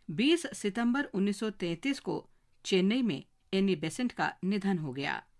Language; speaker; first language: Hindi; native; Hindi